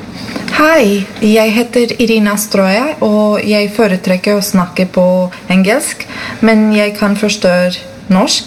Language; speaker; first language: Norwegian; non-native, learner; Romanian